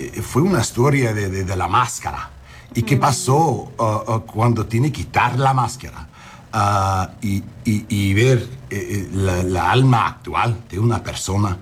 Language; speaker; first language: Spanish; early bilingual, heritage; English